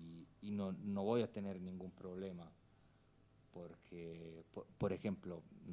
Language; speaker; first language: Spanish; non-native, fluent; Italian